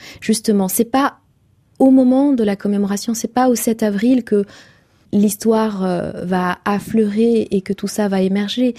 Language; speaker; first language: French; non-native, local second language; Kinyarwanda